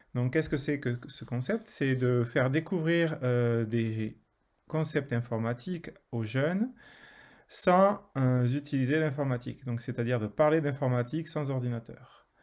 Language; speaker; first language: French; native; French